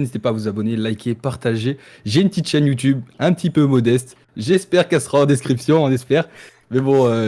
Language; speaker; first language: French; native; French